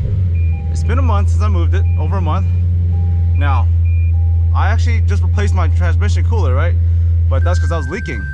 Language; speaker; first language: English; native; English